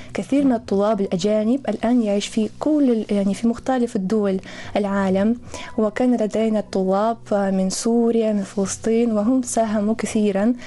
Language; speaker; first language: Arabic; non-native, fluent; Tatar